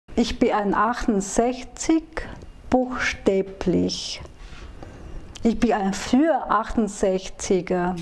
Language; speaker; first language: German; non-native, fluent; Chinese